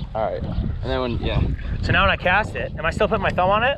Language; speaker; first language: English; native; English